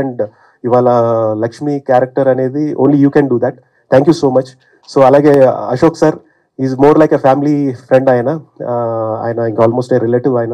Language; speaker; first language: Telugu; native; Telugu